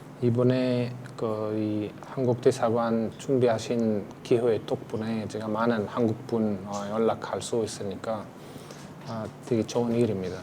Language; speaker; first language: Korean; non-native, fluent; Arabic